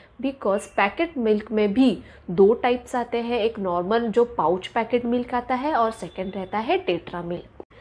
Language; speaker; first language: Hindi; non-native, local second language; Marathi